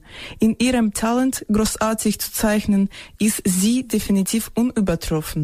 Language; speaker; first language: German; non-native, fluent; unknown